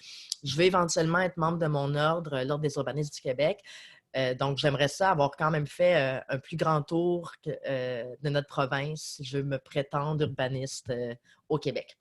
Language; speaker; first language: French; native; French